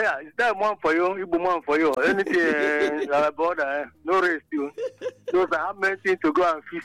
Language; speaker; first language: English; non-native, local second language; Igbo